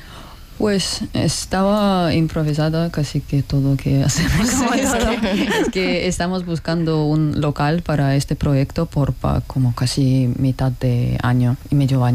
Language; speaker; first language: Spanish; non-native, learner; Russian